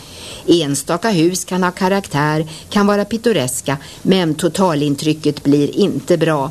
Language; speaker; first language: Swedish; native; Swedish